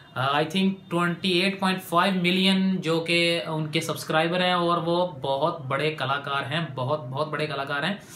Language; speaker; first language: Urdu; non-native, local second language; Punjabi